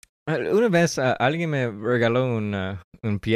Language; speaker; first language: Spanish; early bilingual, heritage; English